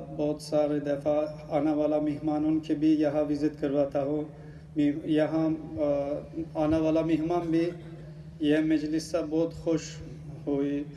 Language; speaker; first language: Urdu; non-native, learner; Turkish